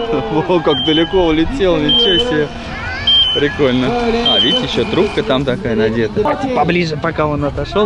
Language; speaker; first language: Russian; native; Russian